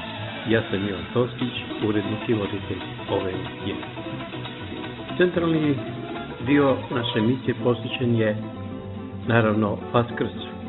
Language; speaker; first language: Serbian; non-native, local second language; Romany